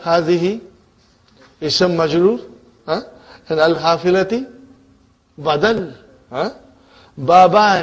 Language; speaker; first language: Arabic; non-native, fluent; English